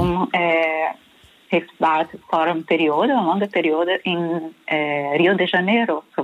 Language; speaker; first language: Dutch; early bilingual, heritage; Portuguese